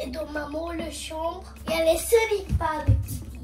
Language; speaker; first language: French; early bilingual, heritage; French